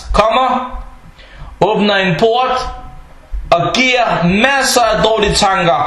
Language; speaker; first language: Danish; early bilingual, other home language; Arabic